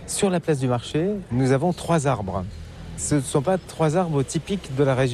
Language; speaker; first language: French; native; French